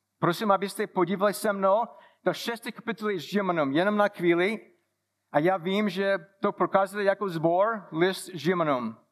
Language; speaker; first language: Czech; non-native, fluent; English